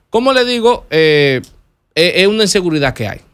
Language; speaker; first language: Spanish; native; Spanish